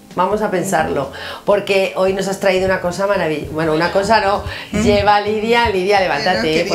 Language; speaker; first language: Spanish; native; Spanish